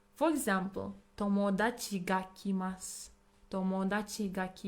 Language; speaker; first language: Japanese; non-native, fluent; English